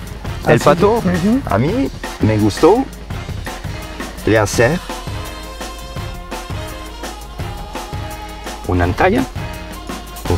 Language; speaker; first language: Spanish; non-native, learner; French